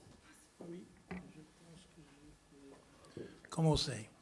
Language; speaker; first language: French; non-native, fluent; English